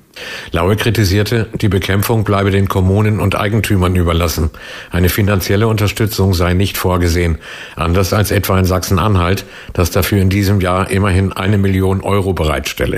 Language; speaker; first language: German; native; German